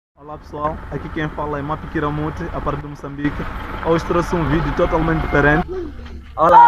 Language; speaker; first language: Portuguese; non-native, local second language; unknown